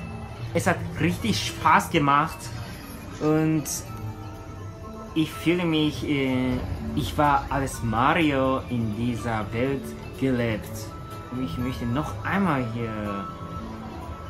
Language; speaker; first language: German; non-native, learner; Japanese